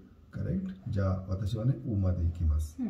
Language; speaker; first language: Japanese; non-native, learner; Hindi